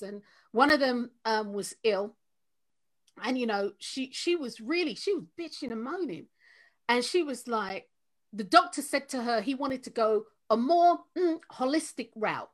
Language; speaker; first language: English; native; English